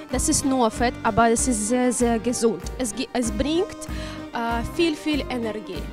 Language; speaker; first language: German; non-native, learner; Russian